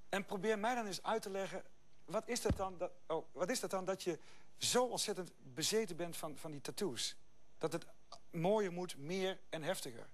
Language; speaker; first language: Dutch; native; Dutch